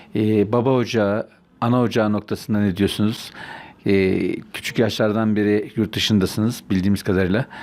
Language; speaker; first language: Turkish; native; Turkish